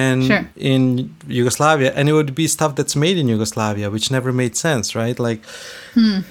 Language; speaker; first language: English; non-native, fluent; Bosnian